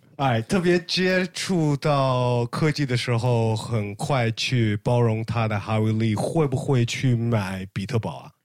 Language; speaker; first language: Chinese; native; Chinese